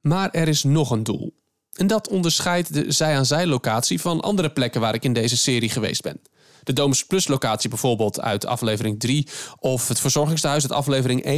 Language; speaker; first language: Dutch; native; Dutch